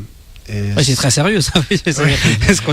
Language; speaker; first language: French; native; French